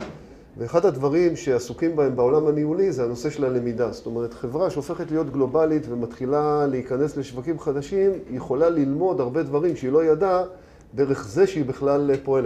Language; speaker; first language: Hebrew; native; Hebrew